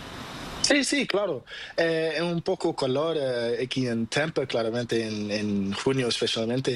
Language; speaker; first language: Spanish; non-native, learner; Portuguese